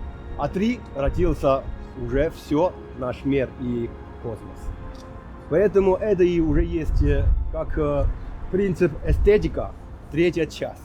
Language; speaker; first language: Russian; non-native, fluent; Chinese